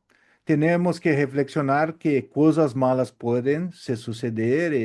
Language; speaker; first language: Spanish; non-native, learner; Portuguese